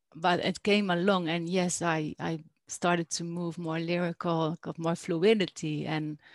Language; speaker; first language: English; non-native, fluent; Dutch